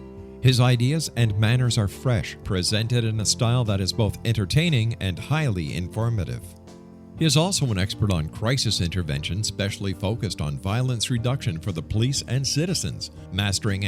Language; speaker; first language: English; native; English